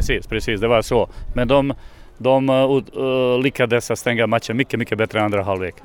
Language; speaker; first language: Swedish; non-native, fluent; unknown